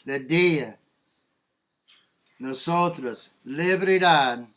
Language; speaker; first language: Spanish; non-native, learner; English